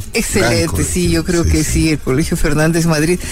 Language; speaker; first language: Spanish; native; Spanish